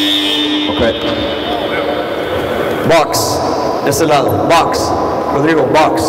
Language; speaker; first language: Spanish; early bilingual, heritage; English